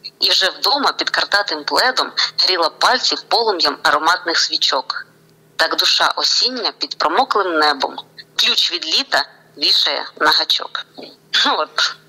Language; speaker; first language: Ukrainian; non-native, local second language; Russian